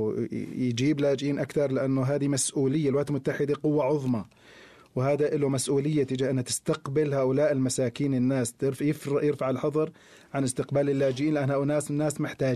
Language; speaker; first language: Arabic; native; Arabic